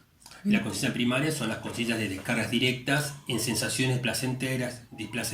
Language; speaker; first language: Spanish; native; Spanish